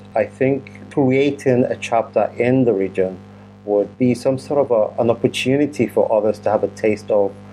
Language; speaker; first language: English; non-native, local second language; Yoruba